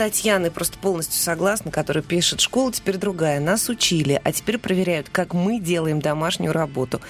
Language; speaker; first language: Russian; native; Russian